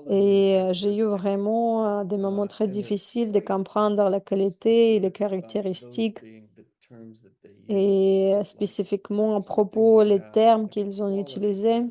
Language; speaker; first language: French; non-native, fluent; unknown